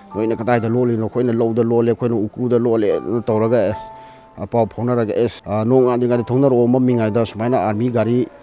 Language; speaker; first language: Manipuri; native; Manipuri